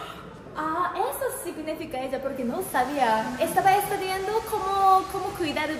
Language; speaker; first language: Spanish; non-native, learner; Japanese